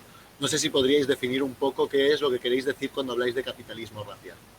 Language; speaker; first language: Spanish; native; Spanish